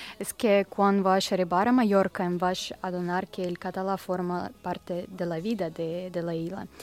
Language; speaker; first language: Catalan; non-native, learner; Russian